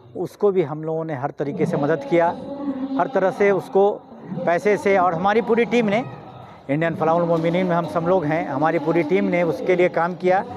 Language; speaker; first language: Hindi; native; Hindi